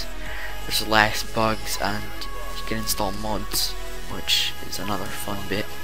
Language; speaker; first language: English; native; English